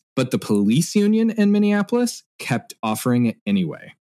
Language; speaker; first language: English; native; English